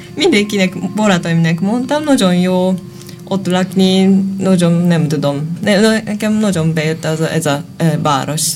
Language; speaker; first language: Hungarian; non-native, learner; Japanese